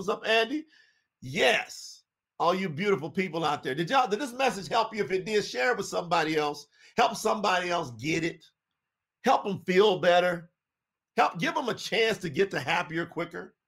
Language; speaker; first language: English; native; English